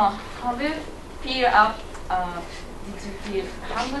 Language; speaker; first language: English; non-native, learner; Japanese